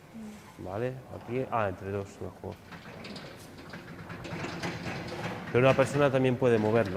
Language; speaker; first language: Spanish; native; Spanish